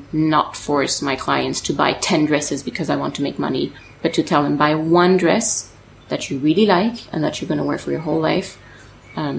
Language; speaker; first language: English; non-native, fluent; French